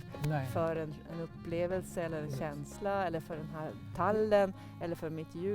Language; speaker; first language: Swedish; native; Swedish